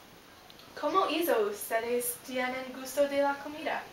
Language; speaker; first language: Spanish; non-native, learner; English